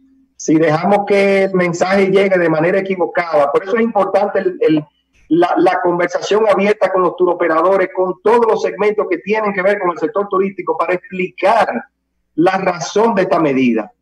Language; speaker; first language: Spanish; native; Spanish